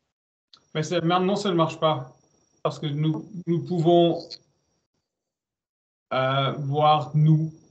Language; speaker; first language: French; non-native, learner; German